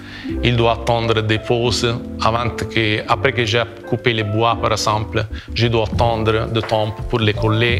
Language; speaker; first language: French; non-native, fluent; Italian